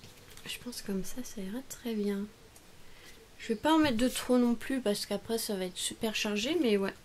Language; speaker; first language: French; native; French